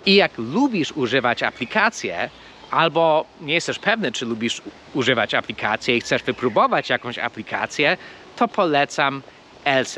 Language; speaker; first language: Polish; non-native, fluent; English